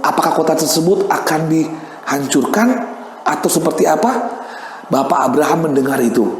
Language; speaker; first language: Indonesian; native; Indonesian